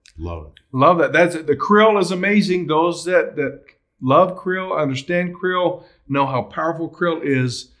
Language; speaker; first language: English; native; English